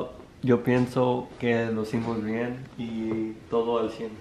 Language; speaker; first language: Spanish; early bilingual, heritage; Spanish